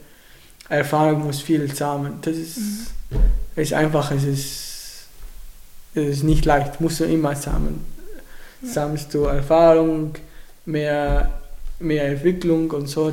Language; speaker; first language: German; non-native, learner; Arabic